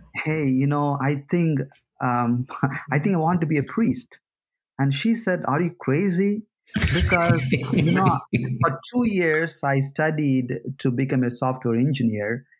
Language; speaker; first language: English; non-native, local second language; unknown